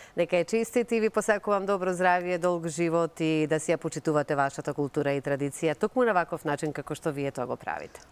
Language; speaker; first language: Macedonian; native; Macedonian